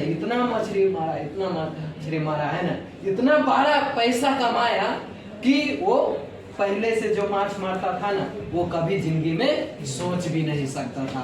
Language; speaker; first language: Hindi; non-native, local second language; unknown